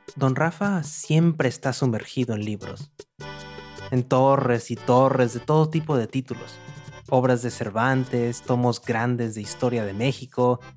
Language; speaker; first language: Spanish; native; Spanish